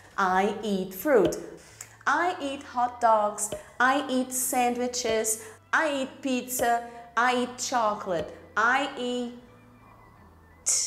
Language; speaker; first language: English; non-native, fluent; Portuguese